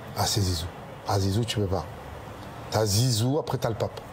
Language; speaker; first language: French; native; French